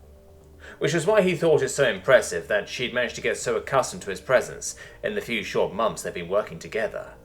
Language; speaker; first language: English; native; English